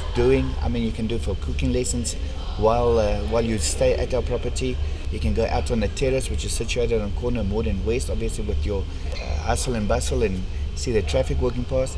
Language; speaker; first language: English; non-native, local second language; Afrikaans